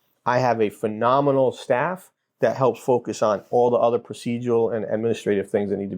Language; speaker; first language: English; native; English